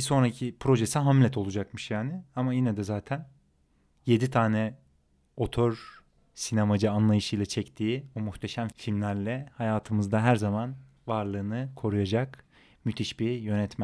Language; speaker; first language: Turkish; native; Turkish